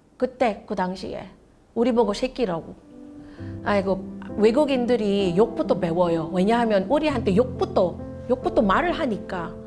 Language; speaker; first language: Korean; non-native, fluent; Filipino